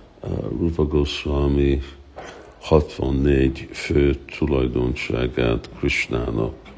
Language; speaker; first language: Hungarian; early bilingual, heritage; Hungarian